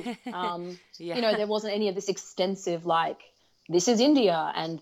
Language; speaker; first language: English; early bilingual, other home language; Russian